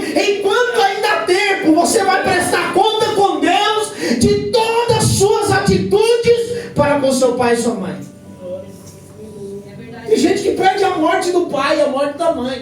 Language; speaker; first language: Portuguese; native; Portuguese